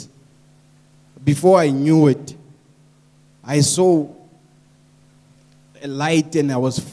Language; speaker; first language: English; non-native, local second language; Tswana